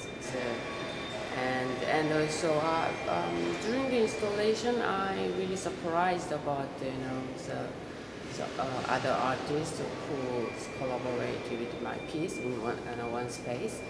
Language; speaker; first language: English; non-native, learner; Korean